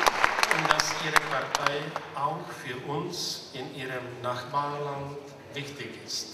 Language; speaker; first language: German; non-native, fluent; Czech